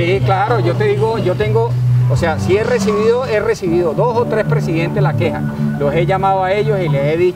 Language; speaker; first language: Spanish; native; Spanish